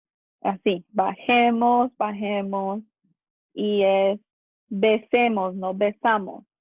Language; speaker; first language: Spanish; non-native, fluent; English